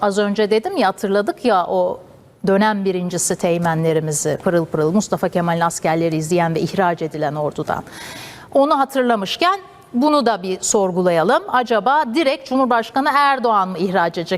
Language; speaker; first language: Turkish; native; Turkish